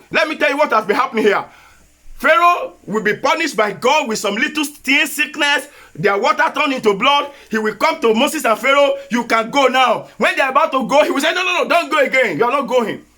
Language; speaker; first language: English; non-native, local second language; Yoruba